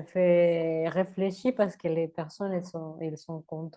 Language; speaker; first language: French; non-native, learner; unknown